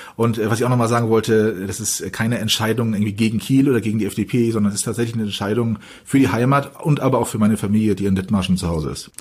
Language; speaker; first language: German; native; German